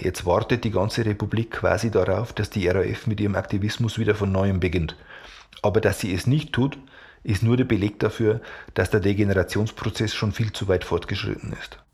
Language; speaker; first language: German; native; German